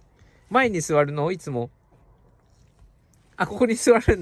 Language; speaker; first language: Japanese; non-native, fluent; Urdu